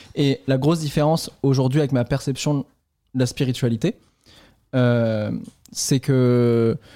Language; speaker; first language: French; native; French